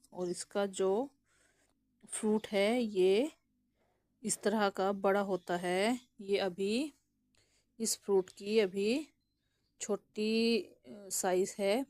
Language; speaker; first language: Hindi; non-native, local second language; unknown